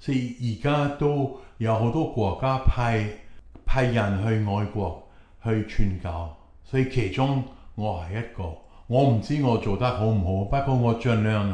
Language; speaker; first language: Chinese; non-native, fluent; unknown